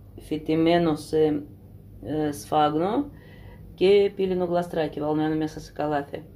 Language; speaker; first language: Greek; non-native, fluent; Russian